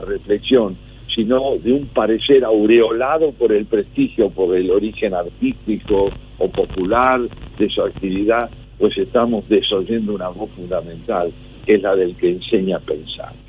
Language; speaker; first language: Spanish; native; Spanish